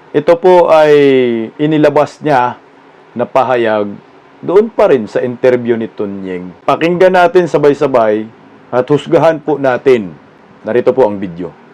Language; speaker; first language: Filipino; non-native, local second language; Cebuano